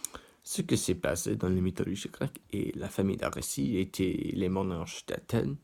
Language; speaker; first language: French; non-native, learner; English